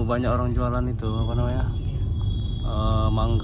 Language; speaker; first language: Indonesian; native; Indonesian